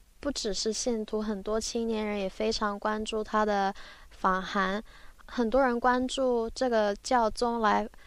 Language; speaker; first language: Chinese; early bilingual, other home language; Korean